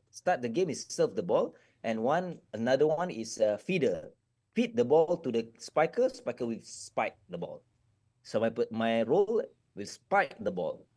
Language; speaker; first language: English; non-native, local second language; Malay